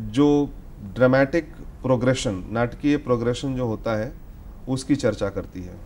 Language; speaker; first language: Hindi; native; Hindi